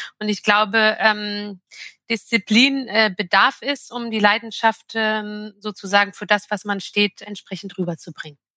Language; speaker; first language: German; early bilingual, other home language; Turkish